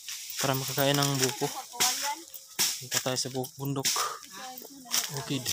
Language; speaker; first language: Filipino; non-native, local second language; Bikol